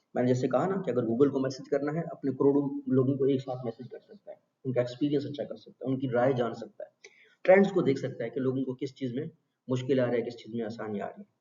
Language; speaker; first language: Urdu; non-native, local second language; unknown